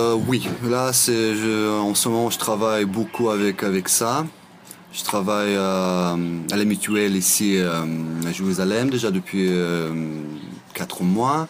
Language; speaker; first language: French; non-native, fluent; Russian